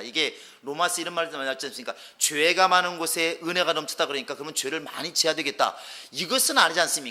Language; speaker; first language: Korean; native; Korean